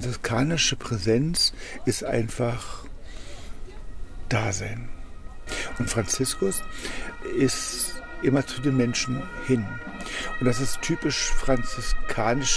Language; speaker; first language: German; native; German